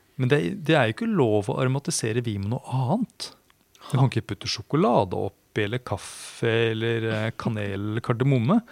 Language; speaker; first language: Norwegian; native; Norwegian